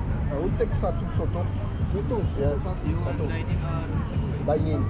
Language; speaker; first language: Indonesian; non-native, learner; French